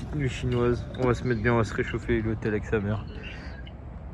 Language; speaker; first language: French; native; French